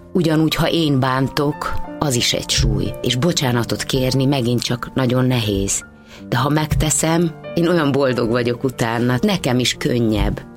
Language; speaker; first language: Hungarian; native; Hungarian